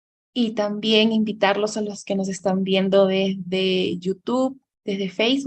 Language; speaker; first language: Spanish; native; Spanish